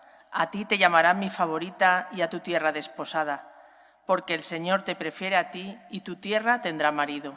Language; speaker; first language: Spanish; native; Spanish